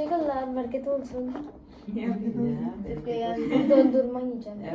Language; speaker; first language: Turkish; non-native, learner; Hindi